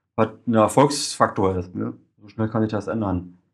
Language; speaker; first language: German; native; German